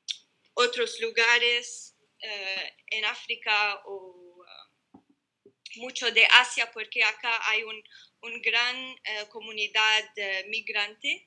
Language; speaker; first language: Spanish; non-native, learner; Arabic